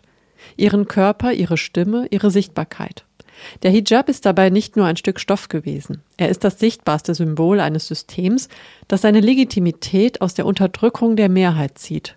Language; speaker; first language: German; native; German